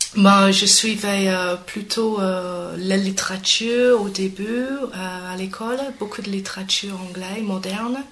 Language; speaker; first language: French; non-native, fluent; English